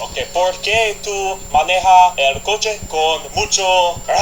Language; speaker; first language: Spanish; non-native, learner; English